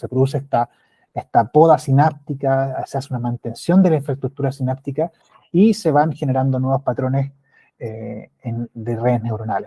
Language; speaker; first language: Spanish; native; Spanish